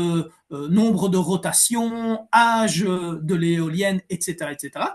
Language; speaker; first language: French; native; French